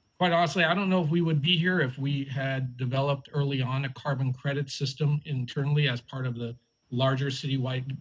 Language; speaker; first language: English; native; English